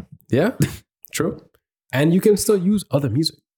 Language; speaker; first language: English; early bilingual, other home language; Spanish